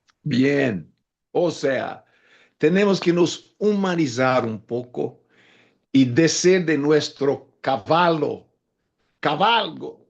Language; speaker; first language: Spanish; non-native, fluent; English